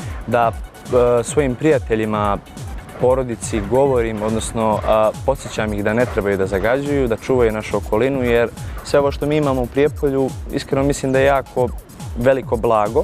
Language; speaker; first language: Bosnian; native; Bosnian